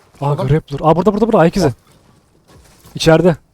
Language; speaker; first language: Turkish; native; Turkish